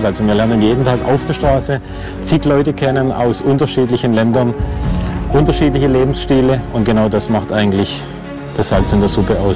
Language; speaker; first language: German; native; German